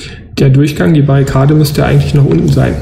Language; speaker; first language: German; native; German